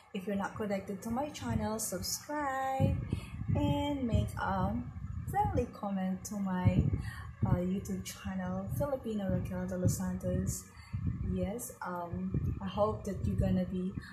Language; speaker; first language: English; non-native, local second language; Filipino